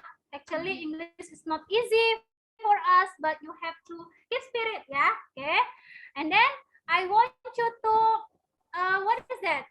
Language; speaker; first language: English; non-native, learner; Indonesian